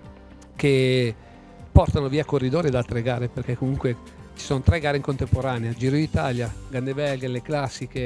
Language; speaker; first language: Italian; native; Italian